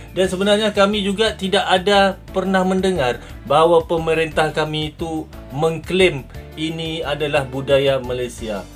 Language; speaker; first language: Malay; native; Malay